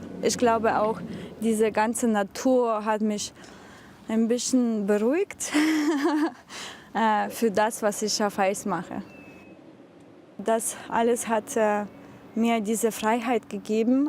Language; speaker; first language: German; non-native, fluent; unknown